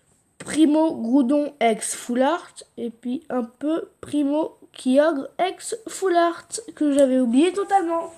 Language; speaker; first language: French; native; French